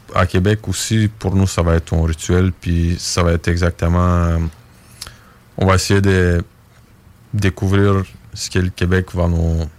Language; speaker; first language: French; non-native, fluent; Bulgarian